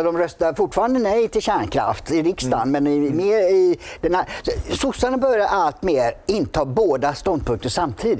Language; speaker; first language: Swedish; native; Swedish